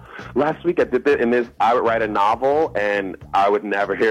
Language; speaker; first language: English; native; English